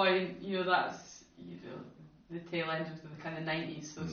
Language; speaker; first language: English; native; English